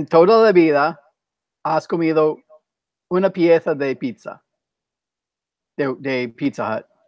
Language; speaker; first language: Spanish; non-native, fluent; English